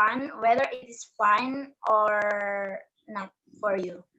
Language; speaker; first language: English; non-native, learner; Indonesian